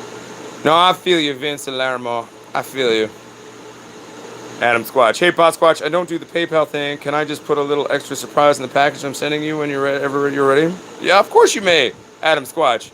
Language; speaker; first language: English; native; English